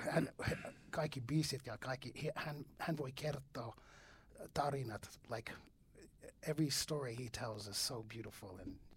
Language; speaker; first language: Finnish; non-native, learner; English